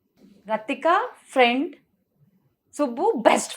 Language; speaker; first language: Telugu; native; Telugu